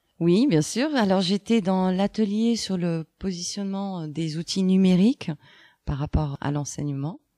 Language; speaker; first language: French; native; French